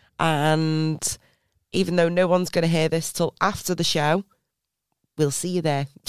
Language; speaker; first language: English; native; English